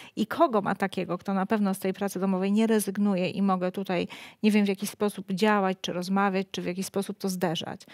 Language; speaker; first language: Polish; native; Polish